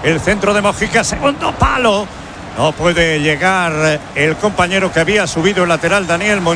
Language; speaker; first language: Spanish; native; Spanish